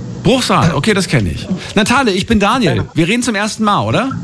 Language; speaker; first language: German; native; German